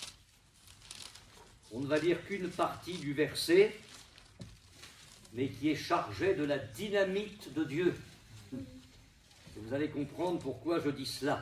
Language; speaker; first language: French; native; French